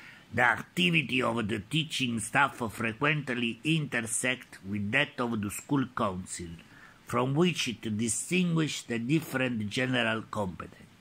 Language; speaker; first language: English; non-native, learner; Italian